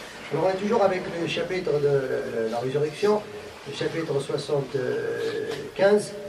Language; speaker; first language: French; non-native, fluent; Arabic